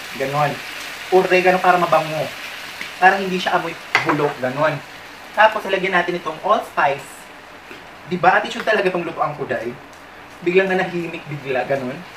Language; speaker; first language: Filipino; non-native, local second language; Waray